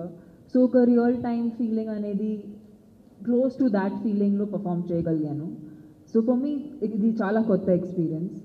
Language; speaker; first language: Telugu; non-native, local second language; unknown